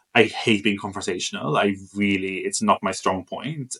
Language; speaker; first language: English; non-native, fluent; Maltese